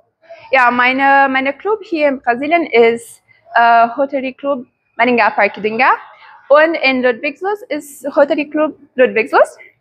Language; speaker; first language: German; non-native, learner; Portuguese